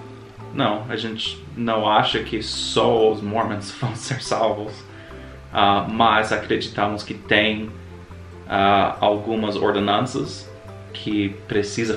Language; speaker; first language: Portuguese; non-native, fluent; English